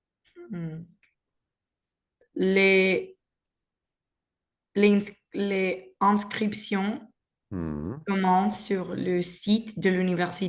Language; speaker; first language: French; non-native, learner; Spanish